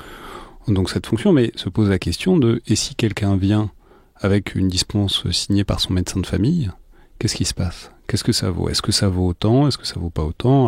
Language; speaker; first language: French; native; French